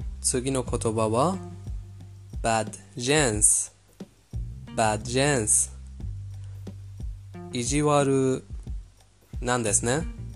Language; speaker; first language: Japanese; non-native, fluent; Persian